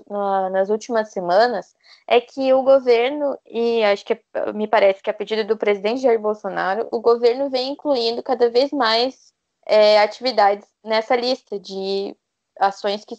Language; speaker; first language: Portuguese; native; Portuguese